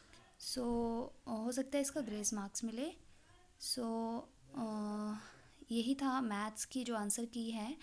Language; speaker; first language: Hindi; native; Hindi